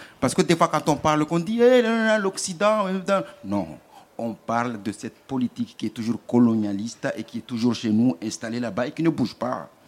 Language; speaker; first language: French; non-native, local second language; Comorian